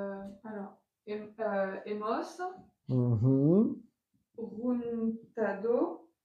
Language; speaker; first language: Spanish; non-native, learner; French